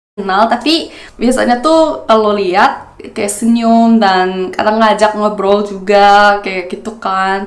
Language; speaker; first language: Indonesian; non-native, fluent; Korean